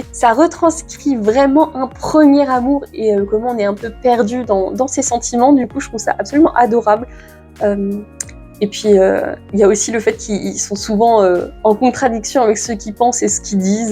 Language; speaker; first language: French; native; French